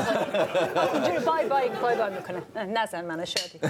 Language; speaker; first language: Persian; early bilingual, other home language; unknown